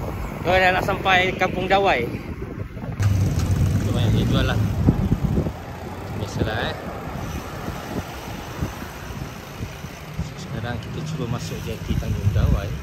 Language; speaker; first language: Malay; native; Malay